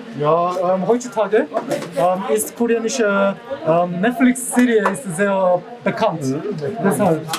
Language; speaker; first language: German; non-native, learner; Korean